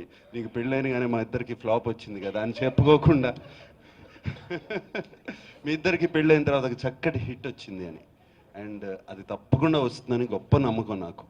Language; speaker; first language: Telugu; native; Telugu